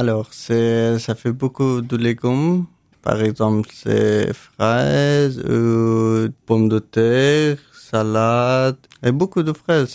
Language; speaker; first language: French; non-native, learner; Persian